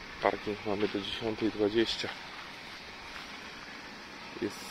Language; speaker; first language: Polish; native; Polish